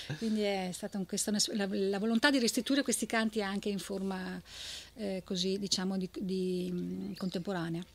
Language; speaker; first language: Italian; native; Italian